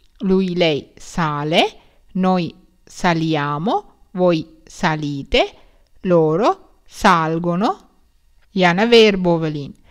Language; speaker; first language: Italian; non-native, fluent; Sinhala